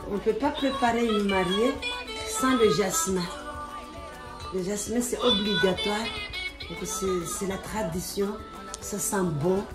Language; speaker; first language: French; non-native, local second language; Comorian